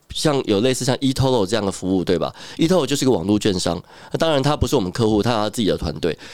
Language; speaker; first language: Chinese; native; Chinese